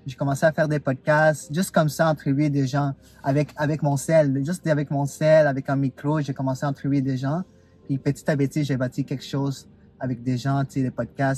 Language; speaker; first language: French; non-native, fluent; Spanish